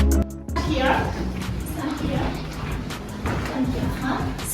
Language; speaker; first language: English; non-native, learner; Kazakh